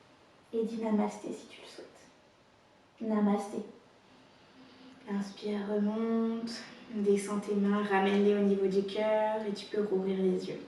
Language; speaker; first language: French; native; French